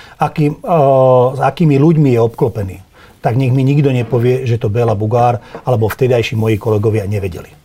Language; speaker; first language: Slovak; non-native, local second language; Hungarian